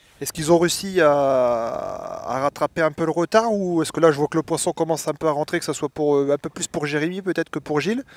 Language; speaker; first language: French; native; French